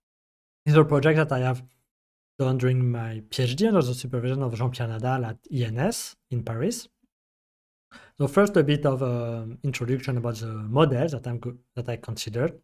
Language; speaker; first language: English; non-native, fluent; French